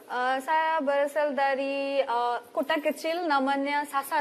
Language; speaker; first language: Indonesian; non-native, learner; Hindi